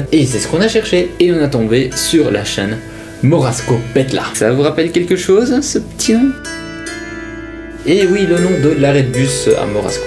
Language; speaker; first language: French; native; French